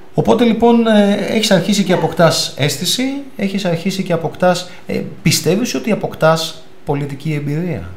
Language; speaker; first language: Greek; native; Greek